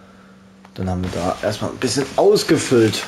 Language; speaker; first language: German; native; German